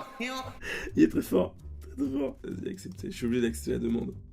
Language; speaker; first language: French; native; French